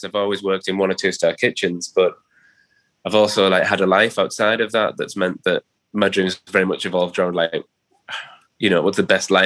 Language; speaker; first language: English; native; English